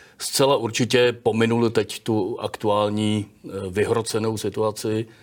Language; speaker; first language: Czech; native; Czech